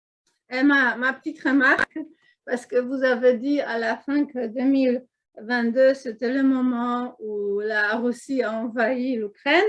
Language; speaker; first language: French; non-native, fluent; Polish